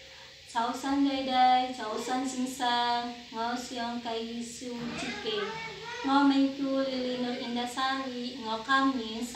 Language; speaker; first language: Cantonese; non-native, learner; Indonesian